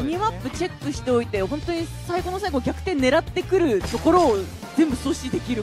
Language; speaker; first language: Japanese; native; Japanese